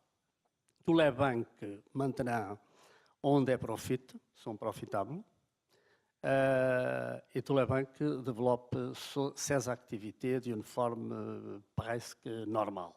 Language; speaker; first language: French; non-native, fluent; Portuguese